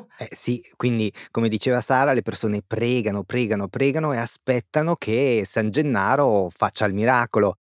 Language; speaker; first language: Italian; native; Italian